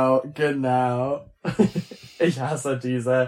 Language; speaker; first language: German; non-native, learner; English